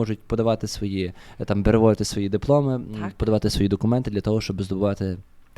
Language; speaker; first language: Ukrainian; native; Ukrainian